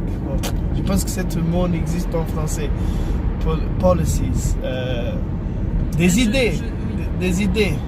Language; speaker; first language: French; non-native, fluent; Portuguese